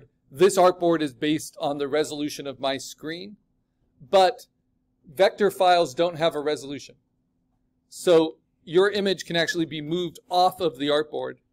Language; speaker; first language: English; native; English